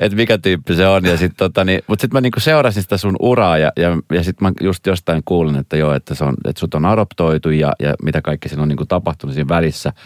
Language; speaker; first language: Finnish; native; Finnish